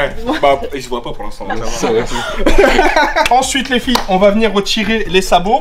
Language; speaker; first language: French; native; French